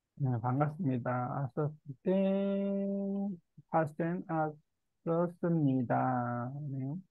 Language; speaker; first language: Korean; native; Korean